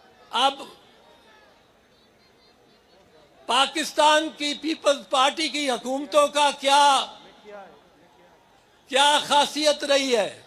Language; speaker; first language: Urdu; non-native, local second language; Punjabi